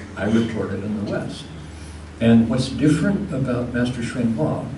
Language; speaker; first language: English; native; English